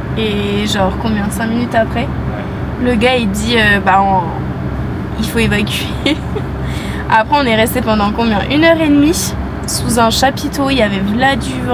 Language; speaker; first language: French; native; French